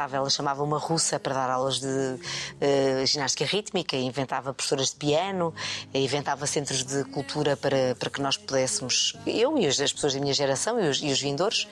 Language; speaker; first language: Portuguese; native; Portuguese